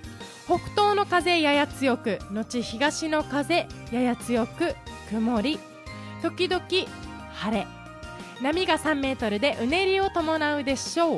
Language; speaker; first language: Japanese; native; Japanese